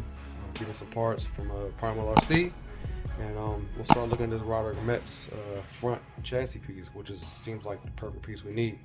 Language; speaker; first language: English; native; English